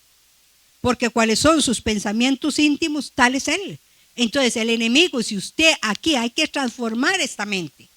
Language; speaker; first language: Spanish; native; Spanish